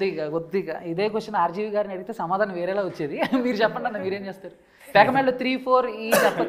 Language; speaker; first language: Telugu; native; Telugu